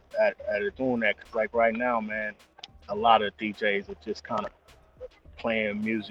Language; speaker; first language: English; native; English